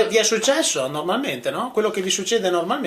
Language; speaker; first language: Italian; native; Italian